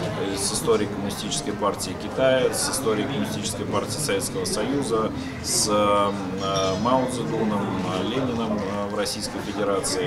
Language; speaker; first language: Russian; native; Russian